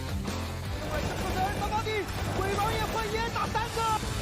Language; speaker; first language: Chinese; native; Chinese